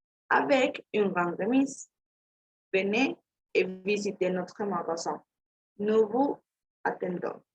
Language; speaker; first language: French; non-native, learner; Spanish